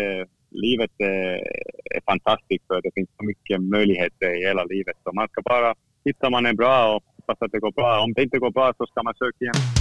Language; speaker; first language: Swedish; non-native, fluent; Finnish